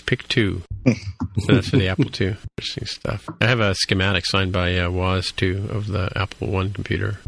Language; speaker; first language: English; native; English